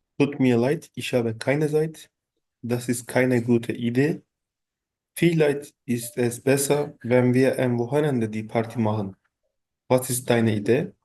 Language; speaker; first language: German; non-native, learner; Turkish